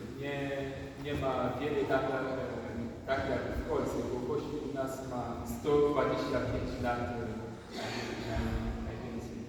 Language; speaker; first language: Polish; non-native, learner; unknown